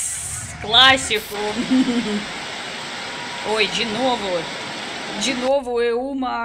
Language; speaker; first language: Portuguese; non-native, learner; Russian